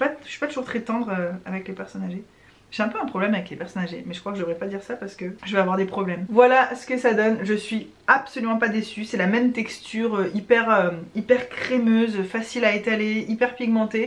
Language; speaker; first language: French; native; French